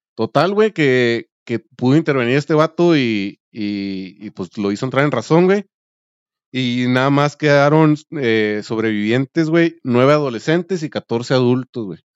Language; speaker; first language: Spanish; native; Spanish